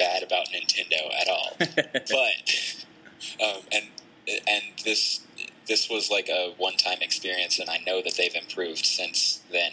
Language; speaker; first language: English; native; English